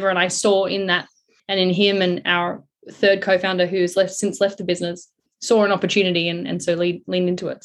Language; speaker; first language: English; native; English